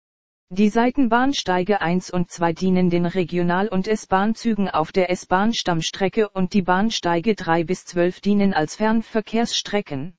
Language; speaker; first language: German; native; German